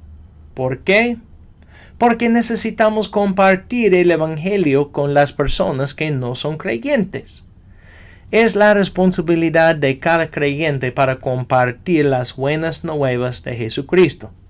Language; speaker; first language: Spanish; non-native, fluent; English